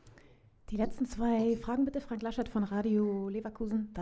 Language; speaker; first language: German; native; German